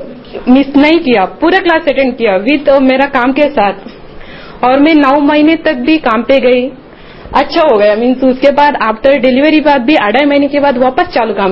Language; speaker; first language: Hindi; non-native, local second language; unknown